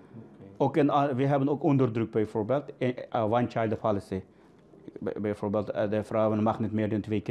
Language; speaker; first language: Dutch; non-native, learner; Uyghur